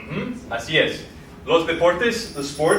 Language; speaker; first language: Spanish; non-native, fluent; English